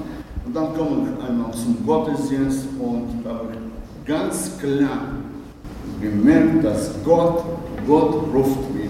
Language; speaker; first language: German; non-native, learner; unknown